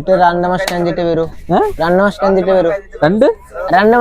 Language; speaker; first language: Malayalam; non-native, local second language; Bangla